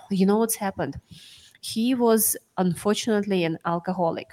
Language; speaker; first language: English; non-native, fluent; Russian